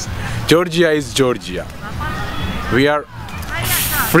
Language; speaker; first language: English; non-native, learner; Georgian